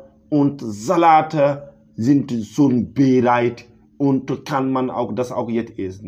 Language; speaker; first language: German; non-native, learner; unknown